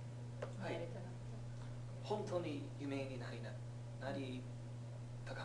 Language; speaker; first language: Japanese; non-native, learner; English